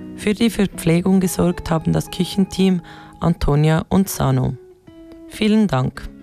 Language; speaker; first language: German; native; German